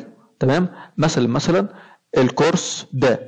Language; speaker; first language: Arabic; native; Arabic